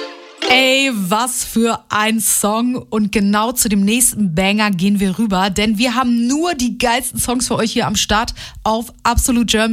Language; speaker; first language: German; native; German